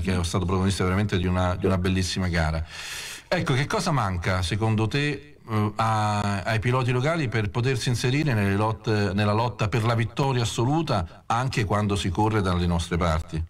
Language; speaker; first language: Italian; native; Italian